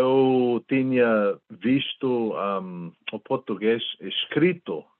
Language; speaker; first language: Portuguese; non-native, fluent; English